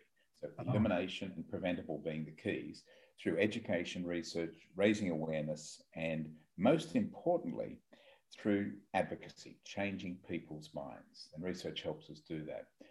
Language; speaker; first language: English; native; English